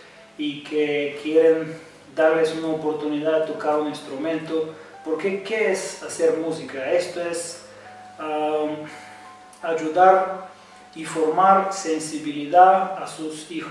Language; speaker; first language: Spanish; non-native, fluent; Bulgarian